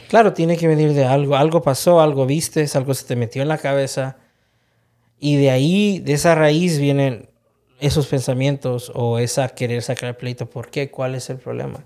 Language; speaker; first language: Spanish; early bilingual, heritage; Spanish